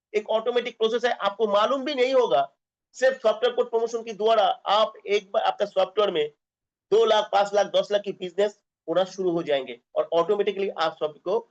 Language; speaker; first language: Hindi; non-native, local second language; Bangla